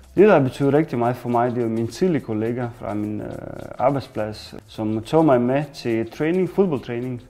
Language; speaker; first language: Danish; non-native, fluent; Romanian